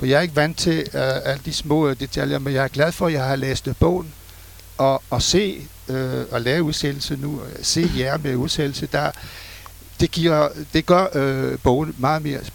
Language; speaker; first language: Danish; non-native, fluent; French